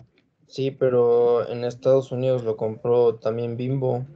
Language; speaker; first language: Spanish; native; Spanish